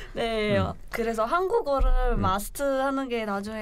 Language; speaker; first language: Korean; non-native, learner; Chinese